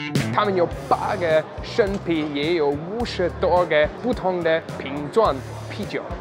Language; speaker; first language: Chinese; non-native, fluent; German